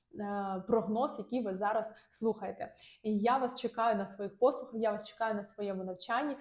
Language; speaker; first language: Ukrainian; non-native, local second language; Russian